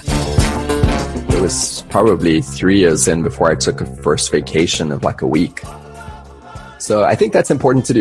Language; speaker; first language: English; native; English